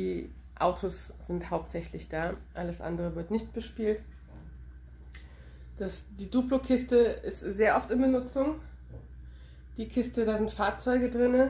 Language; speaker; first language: German; native; German